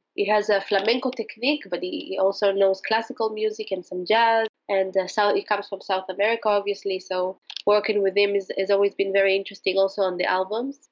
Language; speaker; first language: English; non-native, fluent; Hebrew